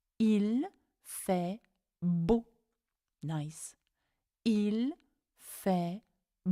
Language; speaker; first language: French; non-native, fluent; English